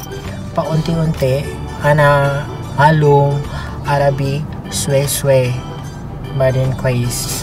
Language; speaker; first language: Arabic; non-native, learner; Maranao